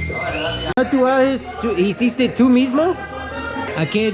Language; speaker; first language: Spanish; non-native, learner; English